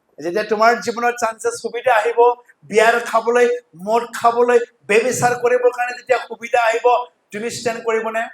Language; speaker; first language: Assamese; non-native, local second language; Bodo